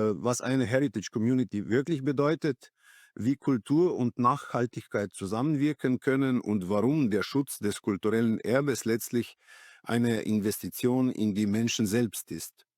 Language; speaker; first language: German; non-native, fluent; Slovenian